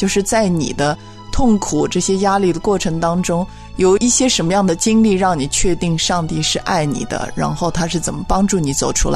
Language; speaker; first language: Chinese; native; Chinese